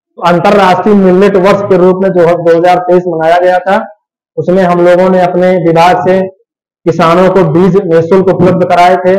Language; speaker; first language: Hindi; native; Hindi